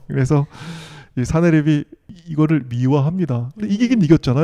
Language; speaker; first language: Korean; native; Korean